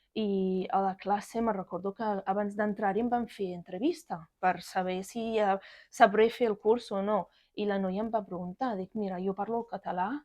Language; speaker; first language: Catalan; non-native, fluent; Arabic